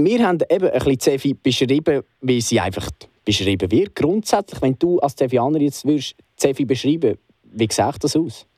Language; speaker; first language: German; native; German